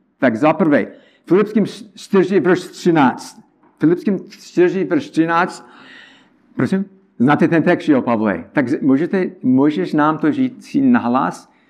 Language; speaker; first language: Czech; non-native, learner; English